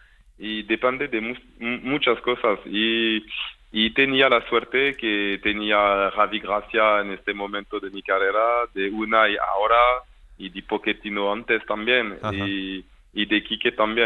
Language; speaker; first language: Spanish; non-native, fluent; French